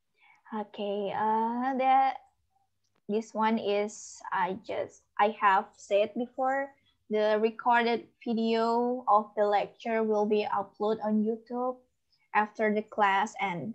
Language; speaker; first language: English; non-native, learner; Indonesian